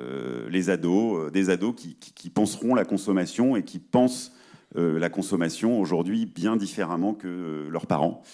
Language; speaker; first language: French; native; French